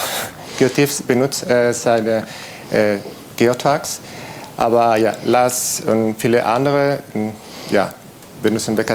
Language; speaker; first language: German; non-native, fluent; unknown